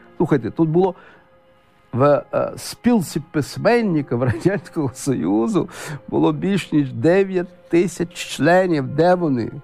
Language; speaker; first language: Ukrainian; non-native, local second language; Russian